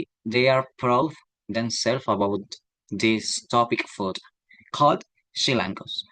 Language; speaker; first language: English; non-native, learner; Spanish